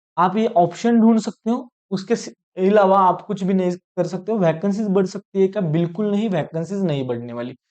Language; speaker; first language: Hindi; non-native, local second language; Marathi